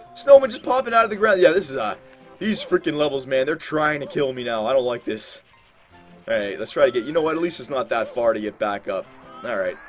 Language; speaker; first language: English; native; English